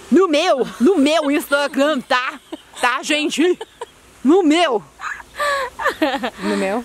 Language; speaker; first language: Portuguese; non-native, learner; English